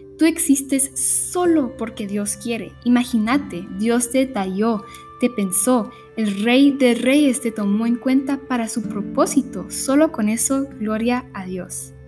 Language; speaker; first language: Spanish; early bilingual, heritage; Spanish